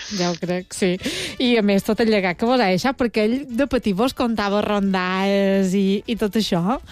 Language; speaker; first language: Catalan; native; Catalan